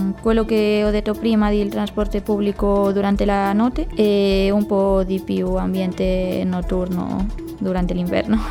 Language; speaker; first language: Italian; non-native, fluent; Spanish